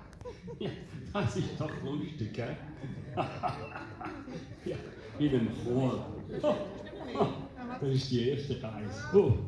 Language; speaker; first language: German; non-native, local second language; French